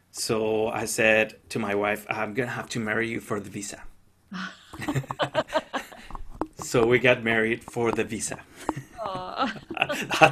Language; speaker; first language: English; non-native, fluent; Spanish